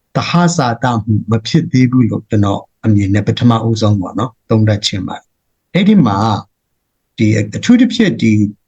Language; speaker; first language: Burmese; non-native, local second language; Hakha Chin